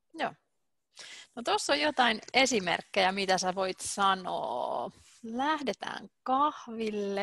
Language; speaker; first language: Finnish; native; Finnish